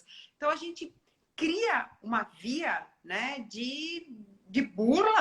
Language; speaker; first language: Portuguese; native; Portuguese